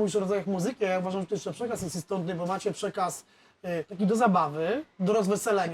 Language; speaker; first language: Polish; native; Polish